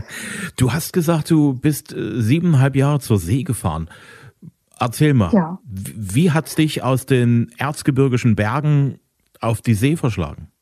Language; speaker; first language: German; native; German